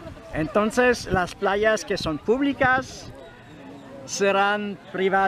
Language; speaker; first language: Spanish; non-native, fluent; French